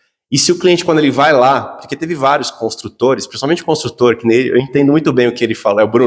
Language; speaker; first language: Portuguese; native; Portuguese